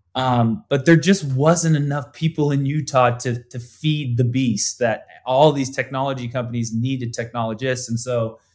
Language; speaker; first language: English; native; English